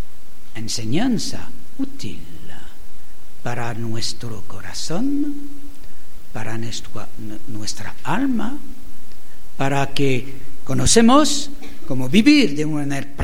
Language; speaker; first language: Spanish; non-native, fluent; French